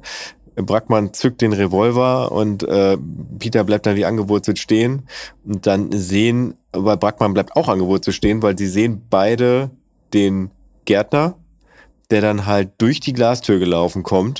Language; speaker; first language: German; native; German